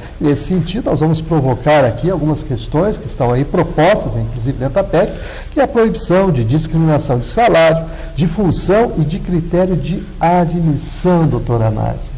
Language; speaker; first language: Portuguese; native; Portuguese